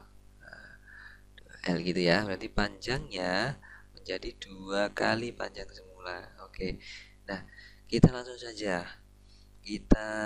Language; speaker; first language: Indonesian; native; Indonesian